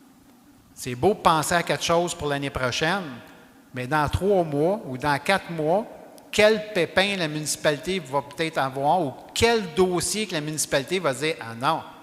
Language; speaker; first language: French; native; French